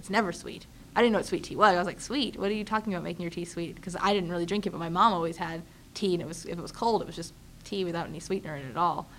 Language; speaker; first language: English; native; English